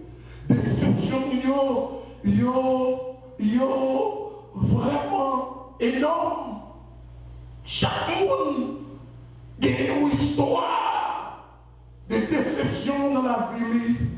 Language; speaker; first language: French; non-native, local second language; Haitian Creole